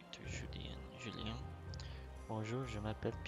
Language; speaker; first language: French; non-native, learner; English